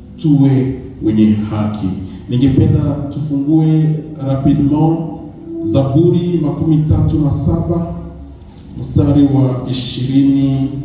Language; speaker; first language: Swahili; native; Swahili